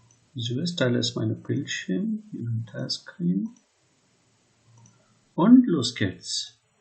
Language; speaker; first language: German; non-native, fluent; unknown